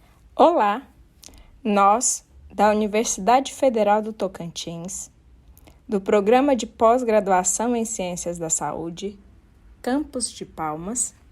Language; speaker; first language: Portuguese; native; Portuguese